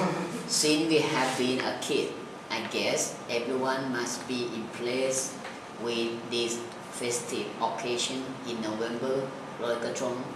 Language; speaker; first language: English; non-native, learner; Thai